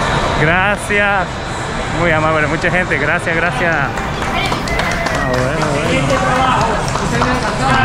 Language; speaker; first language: Spanish; non-native, learner; Japanese